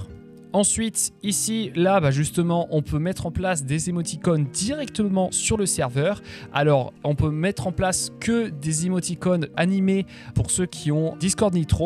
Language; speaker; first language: French; native; French